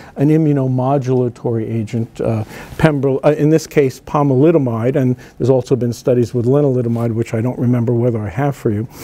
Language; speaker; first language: English; native; English